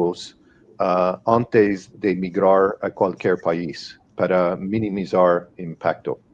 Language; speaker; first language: Spanish; non-native, fluent; English